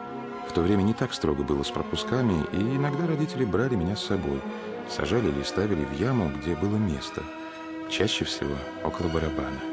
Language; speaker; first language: Russian; native; Russian